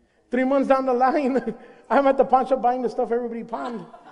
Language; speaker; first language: English; early bilingual, other home language; Spanish